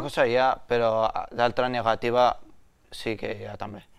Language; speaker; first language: Catalan; early bilingual, other home language; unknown